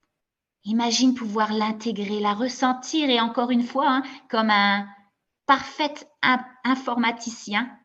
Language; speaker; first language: French; native; French